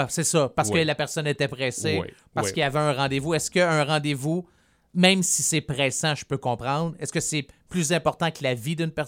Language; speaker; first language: French; native; French